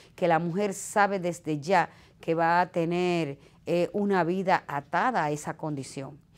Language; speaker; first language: Spanish; native; Spanish